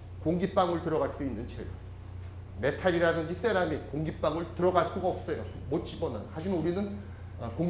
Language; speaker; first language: Korean; native; Korean